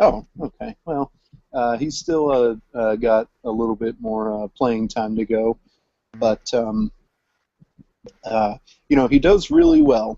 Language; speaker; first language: English; native; English